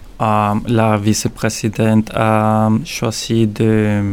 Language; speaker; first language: French; non-native, learner; Spanish